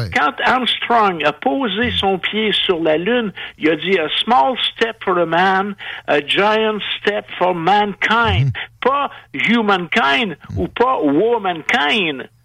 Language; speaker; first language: French; native; French